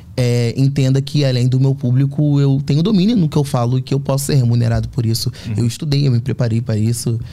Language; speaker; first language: Portuguese; native; Portuguese